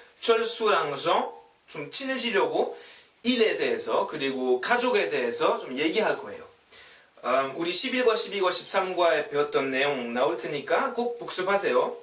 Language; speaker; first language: Korean; non-native, fluent; French